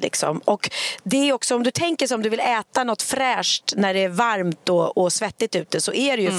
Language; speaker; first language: Swedish; native; Swedish